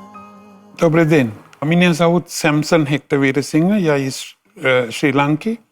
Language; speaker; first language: Russian; non-native, fluent; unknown